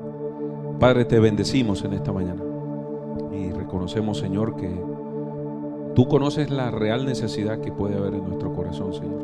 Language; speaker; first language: Spanish; native; Spanish